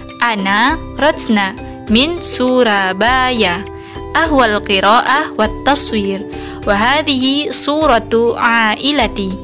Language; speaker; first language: Arabic; non-native, learner; Indonesian